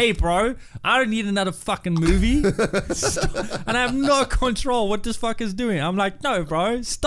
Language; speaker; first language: English; native; English